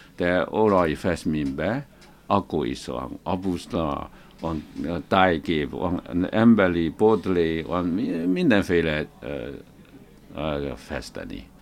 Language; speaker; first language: Hungarian; non-native, learner; Chinese